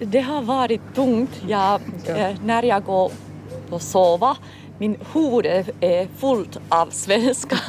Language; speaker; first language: Swedish; non-native, local second language; Finnish